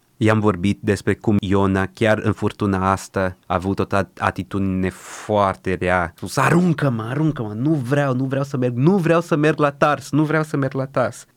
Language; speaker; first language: Romanian; early bilingual, other home language; Portuguese